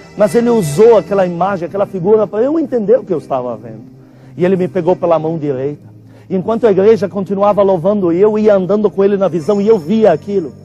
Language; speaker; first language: Portuguese; non-native, fluent; Arabic